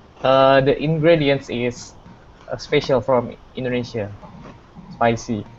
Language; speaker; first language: English; non-native, fluent; Indonesian